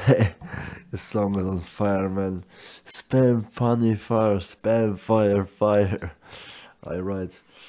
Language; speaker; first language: English; non-native, learner; German